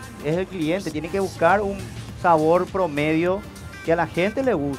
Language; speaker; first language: Spanish; native; Spanish